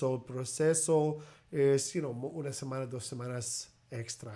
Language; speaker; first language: Spanish; early bilingual, heritage; English